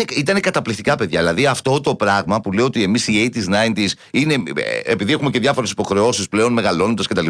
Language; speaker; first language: Greek; native; Greek